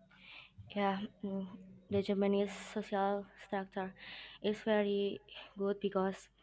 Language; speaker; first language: English; non-native, learner; Indonesian